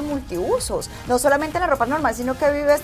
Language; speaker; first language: Spanish; native; Spanish